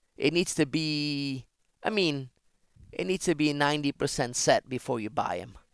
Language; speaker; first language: English; non-native, fluent; Dutch